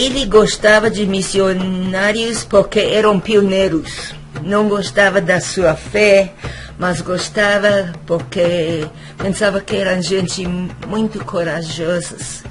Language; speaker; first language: Portuguese; non-native, local second language; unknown